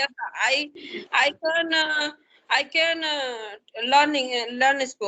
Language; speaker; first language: English; non-native, learner; Hindi